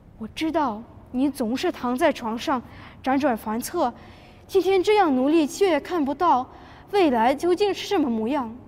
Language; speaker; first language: Chinese; non-native, fluent; Russian